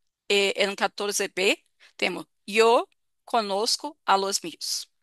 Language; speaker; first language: Spanish; non-native, fluent; Portuguese